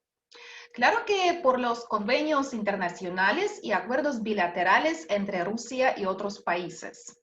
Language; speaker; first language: Spanish; non-native, fluent; Russian